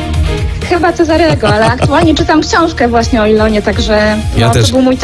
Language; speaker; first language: Polish; native; Polish